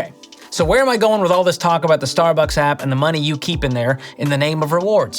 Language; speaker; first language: English; native; English